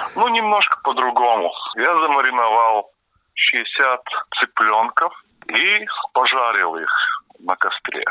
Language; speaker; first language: Russian; non-native, local second language; Latvian